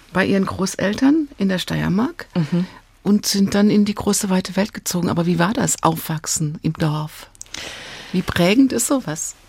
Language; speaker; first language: German; native; German